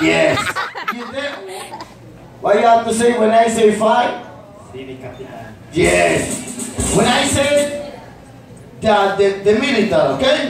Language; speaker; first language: English; non-native, learner; Spanish